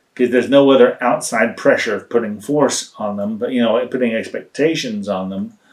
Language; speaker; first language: English; native; English